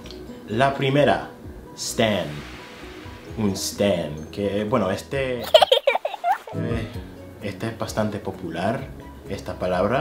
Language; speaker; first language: Spanish; non-native, fluent; English